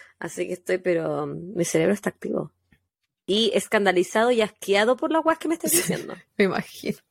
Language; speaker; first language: Spanish; native; Spanish